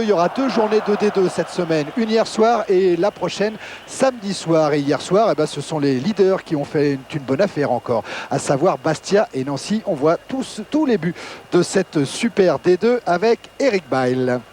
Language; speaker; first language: French; native; French